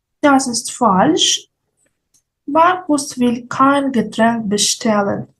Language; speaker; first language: German; non-native, fluent; Ukrainian